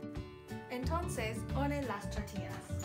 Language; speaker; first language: Spanish; non-native, learner; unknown